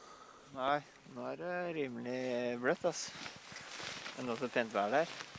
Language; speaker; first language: Norwegian; native; Norwegian